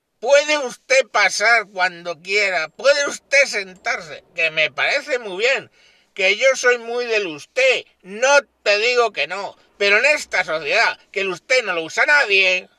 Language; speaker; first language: Spanish; native; Spanish